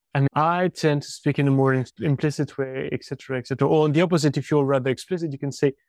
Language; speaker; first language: English; non-native, fluent; French